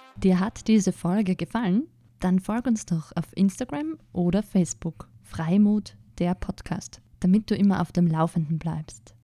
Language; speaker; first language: German; native; German